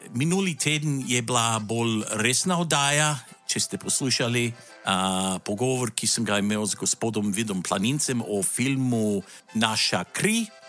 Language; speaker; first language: Slovenian; early bilingual, heritage; Slovenian